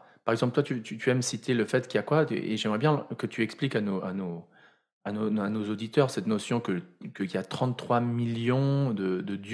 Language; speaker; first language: French; native; French